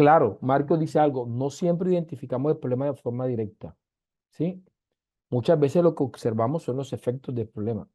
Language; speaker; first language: Spanish; native; Spanish